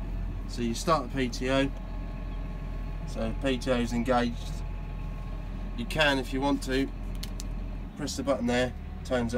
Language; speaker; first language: English; native; English